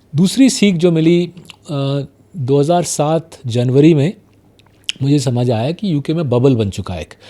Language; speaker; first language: Hindi; non-native, local second language; Bangla